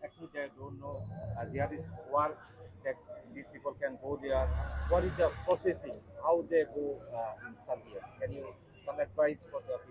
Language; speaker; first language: English; non-native, learner; Bangla